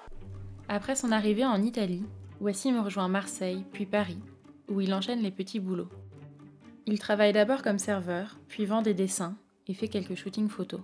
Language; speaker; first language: French; native; French